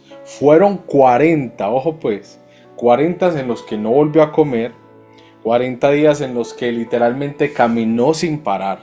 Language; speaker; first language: Spanish; native; Spanish